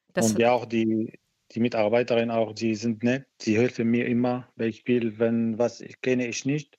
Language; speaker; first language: German; non-native, learner; Arabic